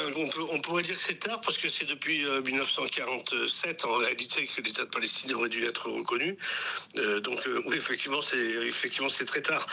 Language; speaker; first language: French; native; French